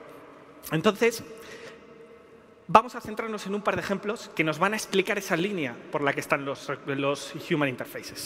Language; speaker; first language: Spanish; native; Spanish